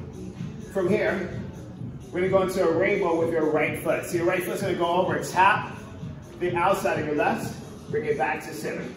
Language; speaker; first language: English; native; English